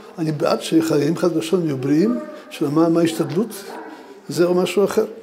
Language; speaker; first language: Hebrew; non-native, fluent; Russian